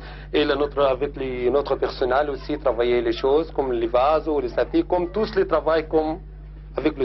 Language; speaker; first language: French; non-native, learner; Arabic